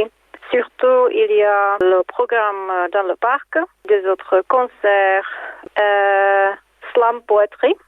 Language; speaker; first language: French; non-native, fluent; Czech